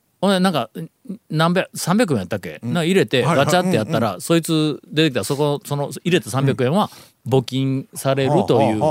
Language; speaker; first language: Japanese; native; Japanese